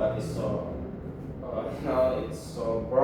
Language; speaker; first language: English; non-native, learner; Indonesian